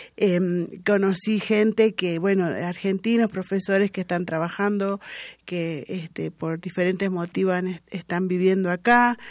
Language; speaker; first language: Spanish; non-native, local second language; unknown